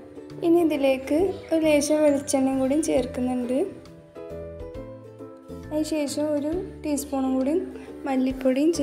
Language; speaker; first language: Malayalam; native; Malayalam